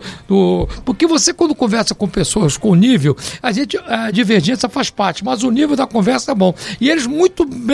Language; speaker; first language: Portuguese; native; Portuguese